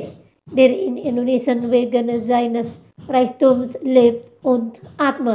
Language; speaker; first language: German; non-native, fluent; Indonesian